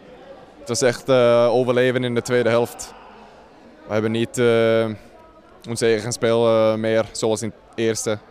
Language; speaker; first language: Dutch; non-native, fluent; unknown